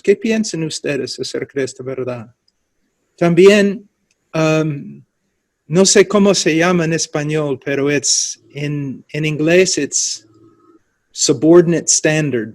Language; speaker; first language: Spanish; non-native, fluent; English